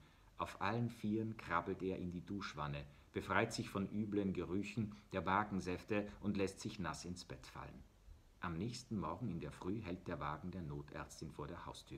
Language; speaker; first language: German; native; German